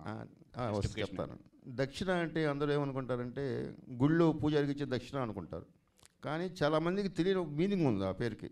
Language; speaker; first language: Telugu; native; Telugu